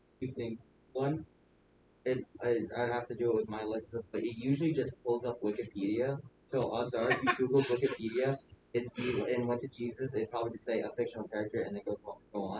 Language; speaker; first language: English; native; English